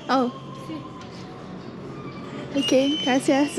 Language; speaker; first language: Spanish; non-native, learner; English